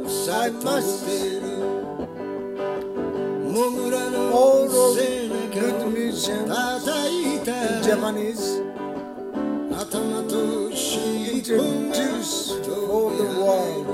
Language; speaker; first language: English; non-native, learner; Japanese